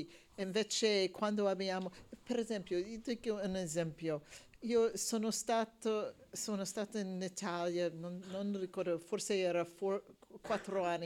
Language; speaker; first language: Italian; non-native, learner; English